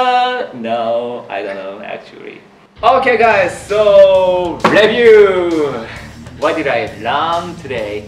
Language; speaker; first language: English; non-native, learner; Japanese